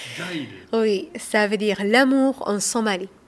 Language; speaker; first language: French; non-native, learner; Somali